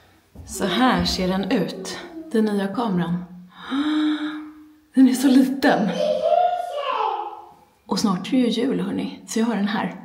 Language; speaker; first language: Swedish; native; Swedish